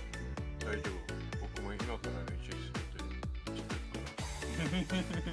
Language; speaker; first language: Japanese; non-native, fluent; Korean